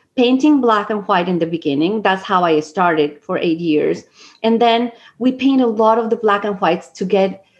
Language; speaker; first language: English; non-native, fluent; Spanish